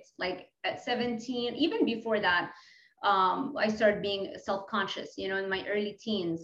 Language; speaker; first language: English; non-native, fluent; Arabic